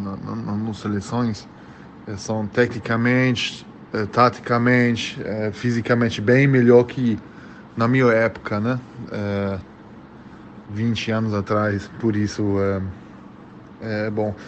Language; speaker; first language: Portuguese; early bilingual, heritage; German